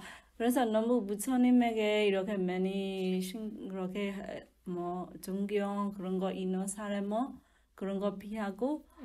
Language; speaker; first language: Korean; non-native, learner; Burmese